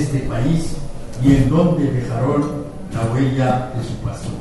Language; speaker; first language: Spanish; non-native, fluent; French